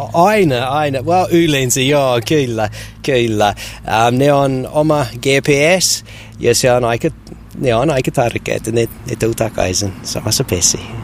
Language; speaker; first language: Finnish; non-native, learner; English